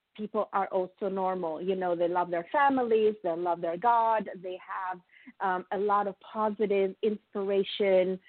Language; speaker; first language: English; non-native, fluent; Italian